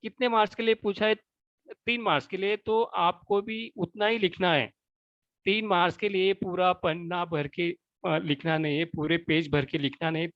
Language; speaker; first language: Hindi; non-native, local second language; Marathi